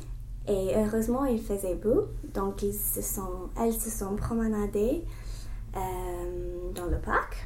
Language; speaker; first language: French; non-native, learner; English